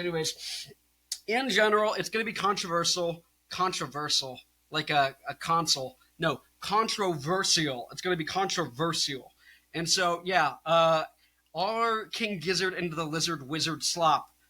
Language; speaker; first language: English; native; English